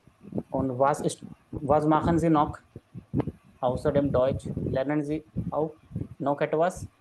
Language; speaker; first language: German; non-native, fluent; Hindi